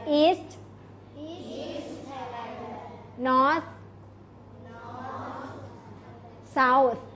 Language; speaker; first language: English; non-native, local second language; Thai